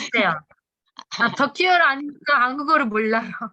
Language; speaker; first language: Korean; non-native, learner; Turkish